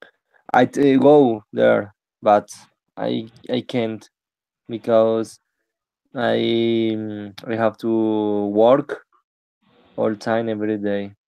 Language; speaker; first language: English; non-native, learner; Spanish